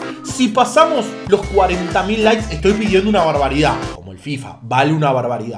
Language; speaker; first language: Spanish; native; Spanish